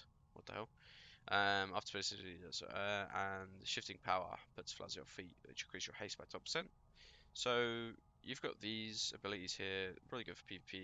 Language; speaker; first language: English; native; English